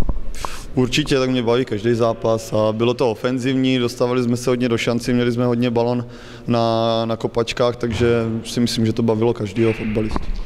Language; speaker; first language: Czech; native; Czech